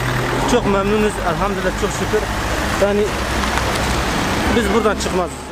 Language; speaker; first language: Turkish; non-native, fluent; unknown